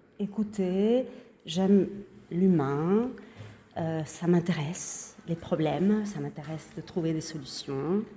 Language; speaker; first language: French; non-native, fluent; Spanish